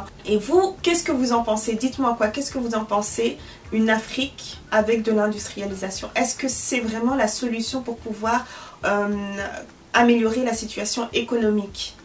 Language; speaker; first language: French; early bilingual, other home language; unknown